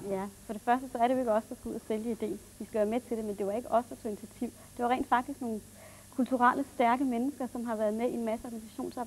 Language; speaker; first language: Danish; native; Danish